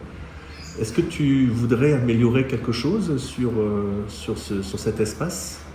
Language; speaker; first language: French; native; French